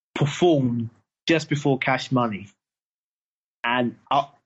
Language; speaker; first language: English; native; English